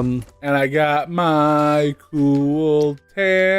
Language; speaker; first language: English; native; English